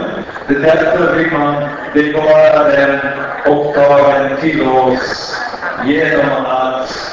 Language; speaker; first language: Swedish; non-native, fluent; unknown